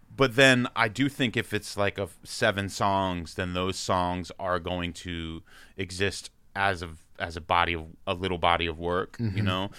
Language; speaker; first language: English; native; English